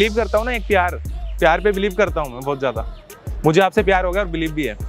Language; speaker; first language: Hindi; native; Hindi